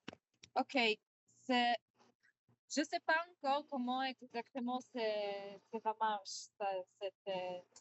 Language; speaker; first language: French; non-native, learner; Hebrew